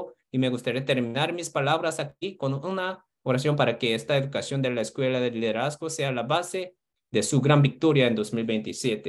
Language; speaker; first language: Spanish; non-native, fluent; Korean